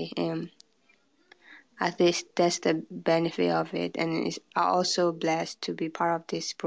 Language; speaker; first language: English; non-native, fluent; Burmese